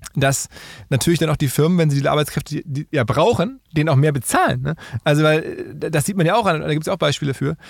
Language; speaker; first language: German; native; German